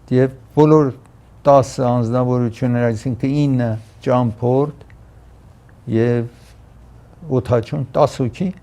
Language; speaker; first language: Armenian; early bilingual, heritage; Armenian